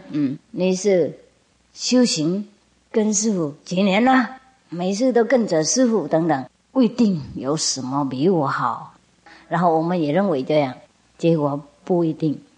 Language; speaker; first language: Chinese; non-native, fluent; Vietnamese